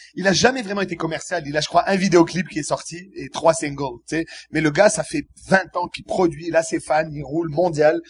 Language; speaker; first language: French; early bilingual, other home language; Arabic